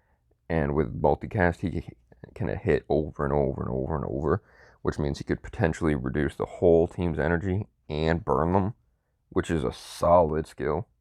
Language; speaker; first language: English; native; English